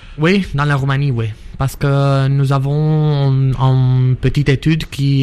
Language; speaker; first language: French; non-native, learner; Romanian